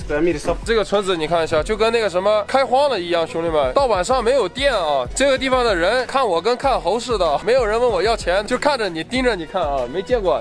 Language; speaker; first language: Chinese; native; Chinese